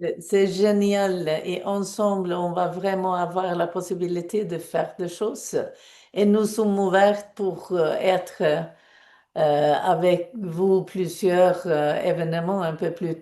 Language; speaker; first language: French; non-native, fluent; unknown